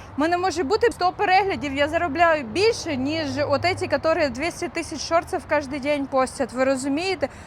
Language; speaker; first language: Ukrainian; non-native, local second language; Russian